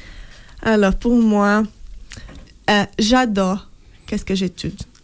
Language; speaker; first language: French; non-native, fluent; Portuguese